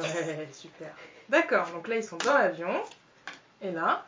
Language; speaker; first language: French; native; French